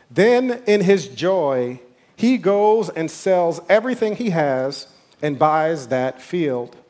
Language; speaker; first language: English; native; English